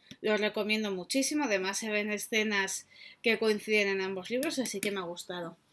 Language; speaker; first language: Spanish; native; Spanish